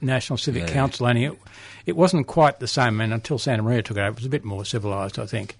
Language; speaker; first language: English; native; English